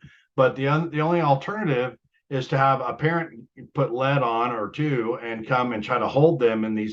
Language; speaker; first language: English; native; English